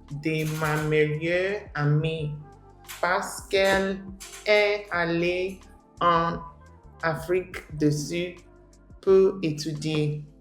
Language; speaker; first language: French; non-native, learner; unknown